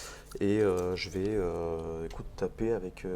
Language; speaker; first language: French; native; French